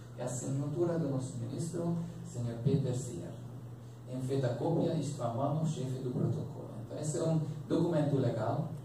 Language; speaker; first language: Portuguese; non-native, fluent; Hungarian